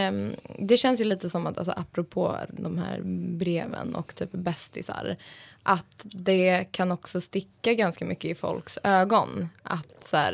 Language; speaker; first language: Swedish; native; Swedish